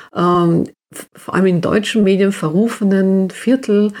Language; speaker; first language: German; native; German